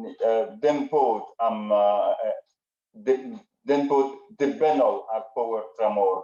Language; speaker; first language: Welsh; non-native, learner; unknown